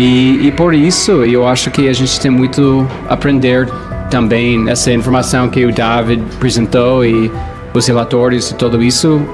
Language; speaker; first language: Portuguese; non-native, fluent; English